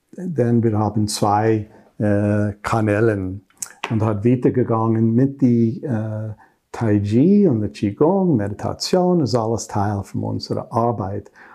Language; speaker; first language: German; non-native, learner; English